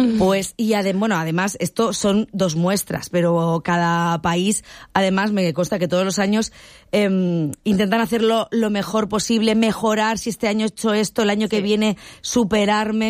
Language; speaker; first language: Spanish; native; Spanish